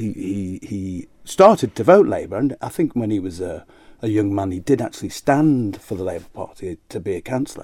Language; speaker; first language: English; native; English